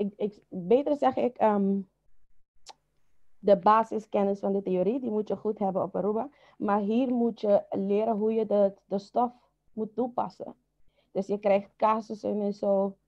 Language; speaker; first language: Dutch; non-native, local second language; Papiamento